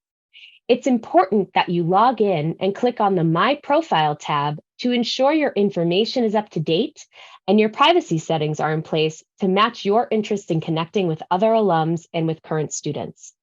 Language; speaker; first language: English; native; English